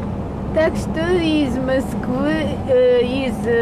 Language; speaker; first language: Russian; non-native, learner; Bulgarian